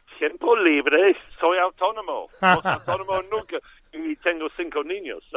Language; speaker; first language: Spanish; non-native, fluent; English